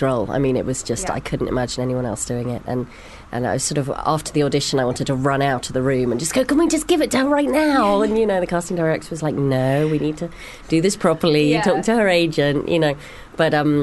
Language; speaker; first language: English; native; English